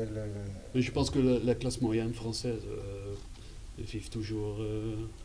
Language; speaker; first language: French; non-native, fluent; Dutch